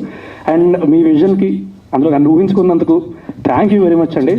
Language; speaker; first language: Telugu; native; Telugu